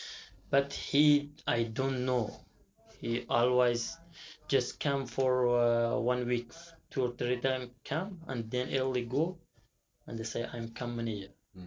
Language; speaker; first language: English; non-native, learner; Persian